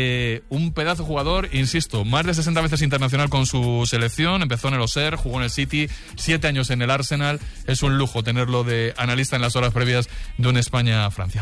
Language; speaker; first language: Spanish; native; Spanish